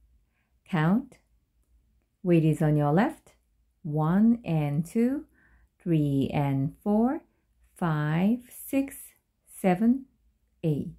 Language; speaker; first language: English; non-native, fluent; Korean